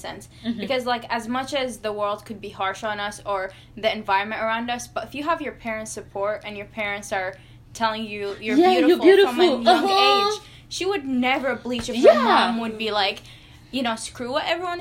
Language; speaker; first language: English; non-native, fluent; Arabic